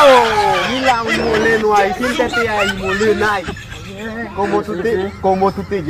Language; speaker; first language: Spanish; non-native, learner; Haitian Creole